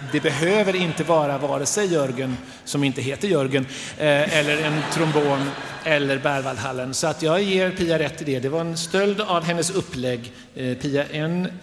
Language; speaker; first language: Swedish; native; Swedish